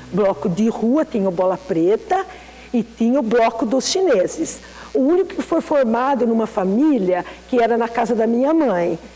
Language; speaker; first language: Portuguese; native; Portuguese